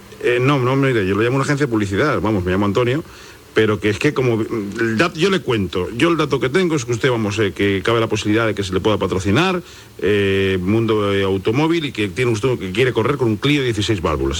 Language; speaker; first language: Spanish; native; Spanish